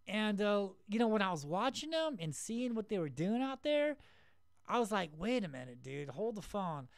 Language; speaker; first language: English; native; English